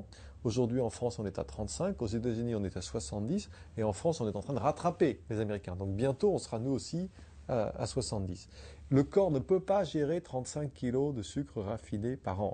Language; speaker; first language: French; native; French